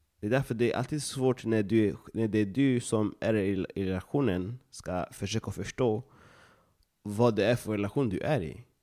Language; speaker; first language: Swedish; non-native, fluent; Lingala